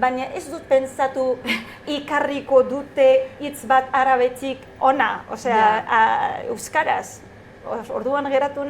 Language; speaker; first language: Basque; non-native, learner; Arabic